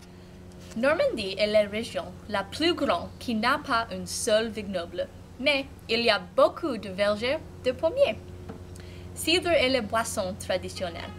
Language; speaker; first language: French; non-native, learner; English